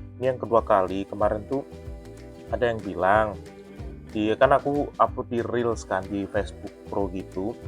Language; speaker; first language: Indonesian; non-native, local second language; Javanese